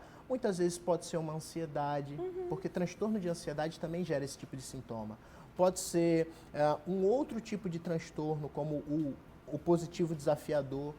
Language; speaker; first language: Portuguese; native; Portuguese